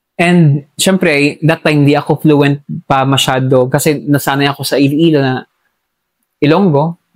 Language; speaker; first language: Filipino; non-native, local second language; Hiligaynon